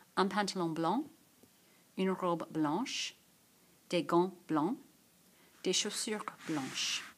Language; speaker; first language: French; non-native, fluent; English